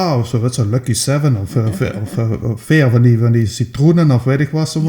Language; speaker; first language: Dutch; native; Dutch